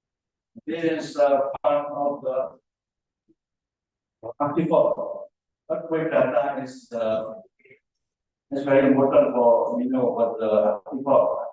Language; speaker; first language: English; non-native, learner; Indonesian